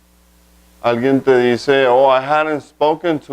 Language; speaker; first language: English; non-native, fluent; Spanish